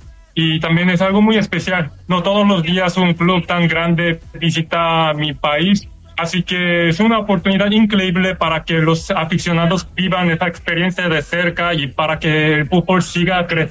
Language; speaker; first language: Spanish; non-native, learner; Korean